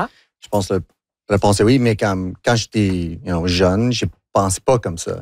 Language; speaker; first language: French; non-native, local second language; English